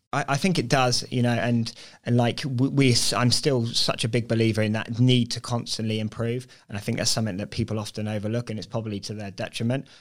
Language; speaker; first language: English; native; English